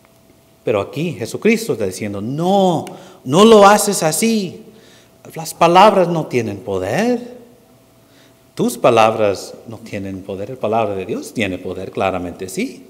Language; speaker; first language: Spanish; non-native, fluent; English